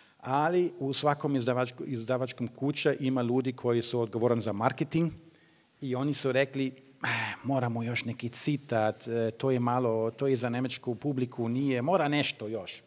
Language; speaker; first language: Serbian; non-native, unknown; German